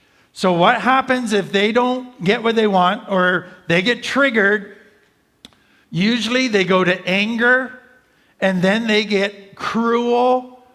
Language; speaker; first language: English; native; English